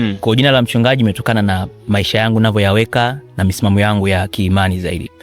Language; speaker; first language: Swahili; native; Swahili